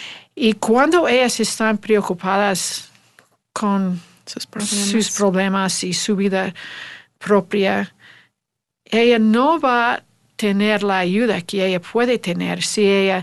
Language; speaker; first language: Spanish; non-native, learner; English